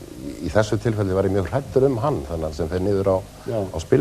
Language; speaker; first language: Icelandic; native; Icelandic